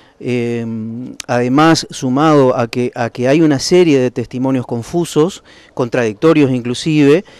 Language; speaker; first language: Spanish; native; Spanish